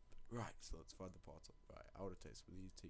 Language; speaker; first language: English; native; English